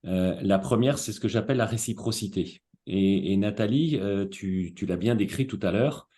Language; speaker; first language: French; native; French